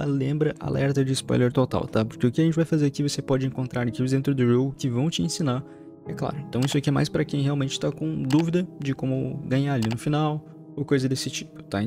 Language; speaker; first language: Portuguese; native; Portuguese